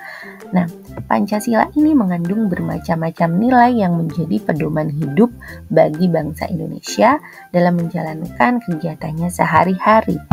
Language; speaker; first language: Indonesian; native; Indonesian